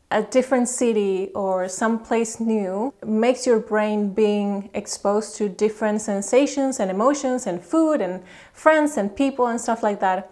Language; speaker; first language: English; non-native, fluent; Spanish